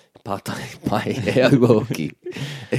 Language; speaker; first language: Māori; non-native, local second language; English